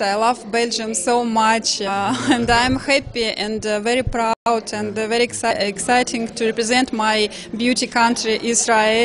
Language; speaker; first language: English; non-native, learner; Russian